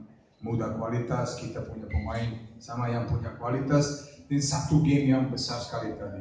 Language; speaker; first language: Indonesian; non-native, fluent; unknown